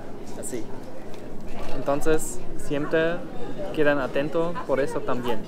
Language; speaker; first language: Spanish; non-native, learner; German